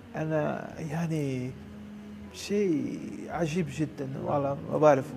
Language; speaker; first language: Arabic; non-native, learner; Portuguese